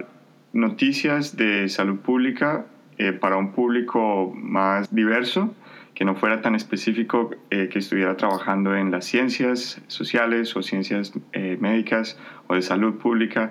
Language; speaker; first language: Spanish; native; Spanish